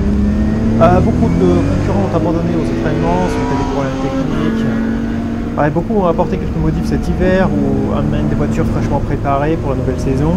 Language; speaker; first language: French; native; French